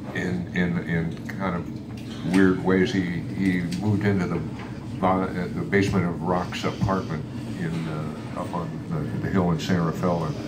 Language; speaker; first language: English; native; English